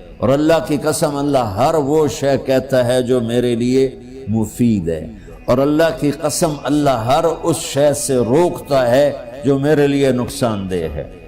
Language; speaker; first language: Urdu; non-native, local second language; Punjabi